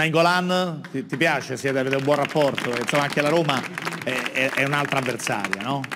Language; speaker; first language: Italian; native; Italian